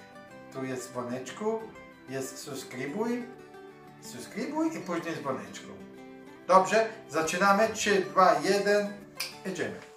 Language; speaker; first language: Polish; non-native, learner; Italian